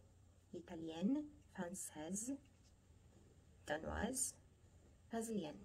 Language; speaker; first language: French; non-native, learner; Korean